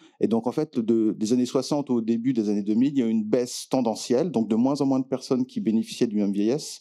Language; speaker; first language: French; native; French